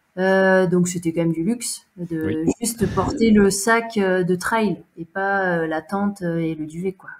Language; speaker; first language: French; native; French